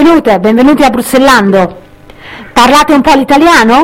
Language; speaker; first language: Italian; native; Italian